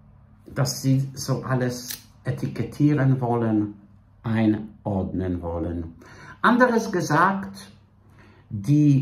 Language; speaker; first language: German; non-native, fluent; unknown